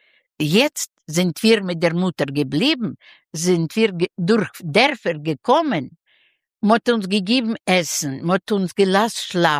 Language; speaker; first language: German; non-native, learner; Russian